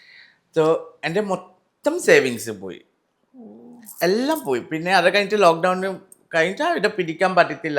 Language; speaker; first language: Malayalam; non-native, learner; Assamese